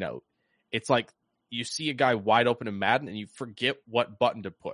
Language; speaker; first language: English; native; English